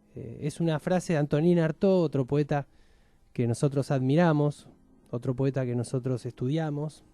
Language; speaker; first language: Spanish; native; Spanish